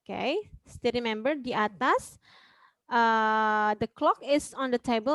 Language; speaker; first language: English; non-native, fluent; Indonesian